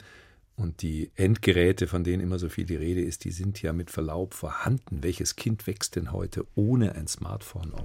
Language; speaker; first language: German; native; German